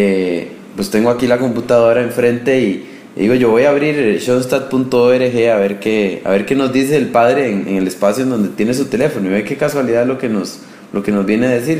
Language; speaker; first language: Spanish; native; Spanish